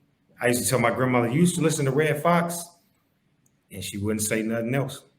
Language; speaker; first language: English; native; English